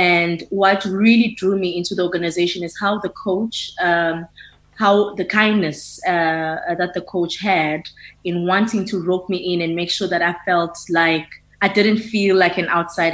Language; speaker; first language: English; non-native, local second language; Xhosa